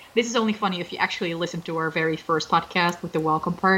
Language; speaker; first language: English; non-native, fluent; Dutch